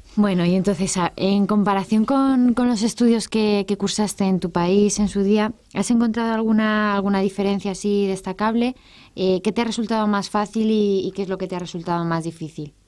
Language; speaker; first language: Spanish; native; Spanish